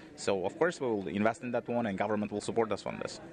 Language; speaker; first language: English; non-native, fluent; Uzbek